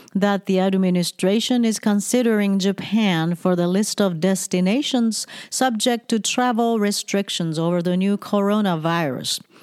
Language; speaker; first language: English; non-native, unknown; Japanese